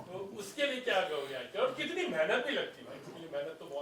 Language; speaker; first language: Hindi; native; Hindi